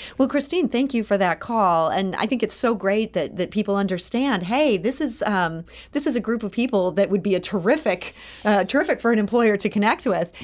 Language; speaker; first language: English; native; English